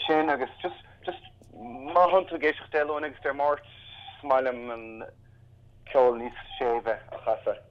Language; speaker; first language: Irish; native; Irish